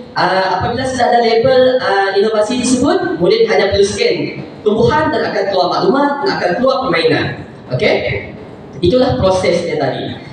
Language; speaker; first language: Malay; native; Malay